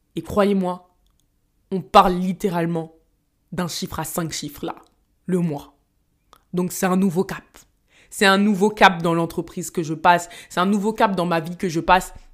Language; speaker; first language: French; early bilingual, other home language; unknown